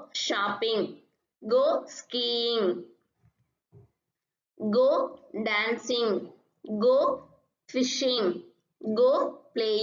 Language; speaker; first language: English; non-native, local second language; Tamil